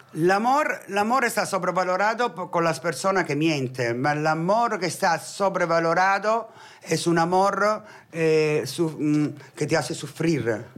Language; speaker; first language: Spanish; non-native, fluent; Italian